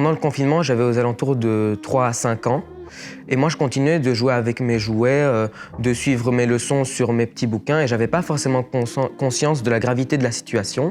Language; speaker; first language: French; early bilingual, other home language; Arabic